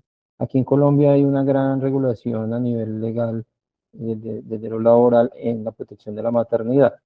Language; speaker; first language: Spanish; native; Spanish